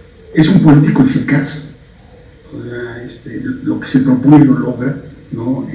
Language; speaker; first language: Spanish; native; Spanish